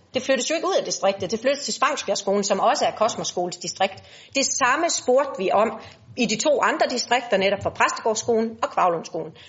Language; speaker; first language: Danish; native; Danish